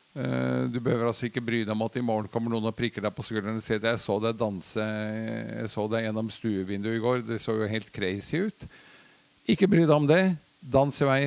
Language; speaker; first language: Norwegian; early bilingual, other home language; Latvian